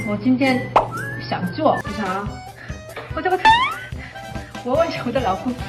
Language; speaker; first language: Chinese; non-native, fluent; Korean